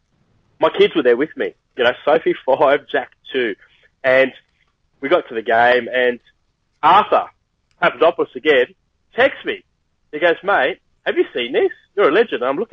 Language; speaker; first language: English; native; English